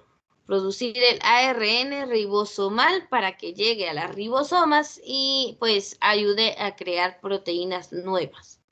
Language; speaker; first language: Spanish; native; Spanish